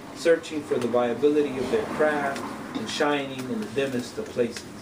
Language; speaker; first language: English; native; English